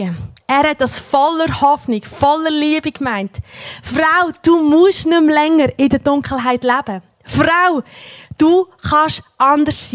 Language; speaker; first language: German; native; German